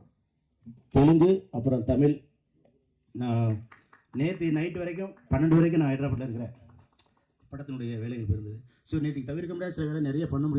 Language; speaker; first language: Tamil; native; Tamil